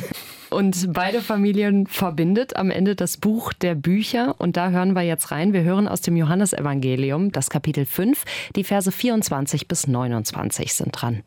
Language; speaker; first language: German; native; German